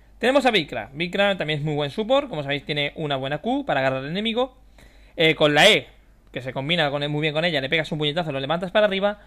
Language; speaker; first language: Spanish; native; Spanish